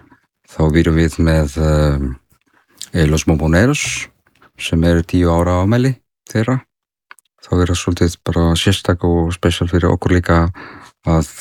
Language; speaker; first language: Icelandic; non-native, learner; Spanish